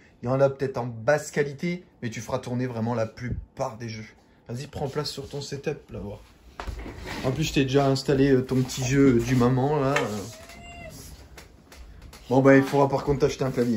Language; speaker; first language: French; native; French